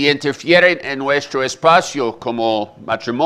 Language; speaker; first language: Spanish; native; Spanish